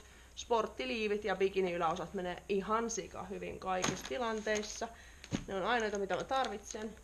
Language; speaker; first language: Finnish; native; Finnish